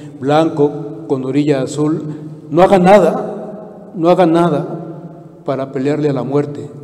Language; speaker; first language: Spanish; native; Spanish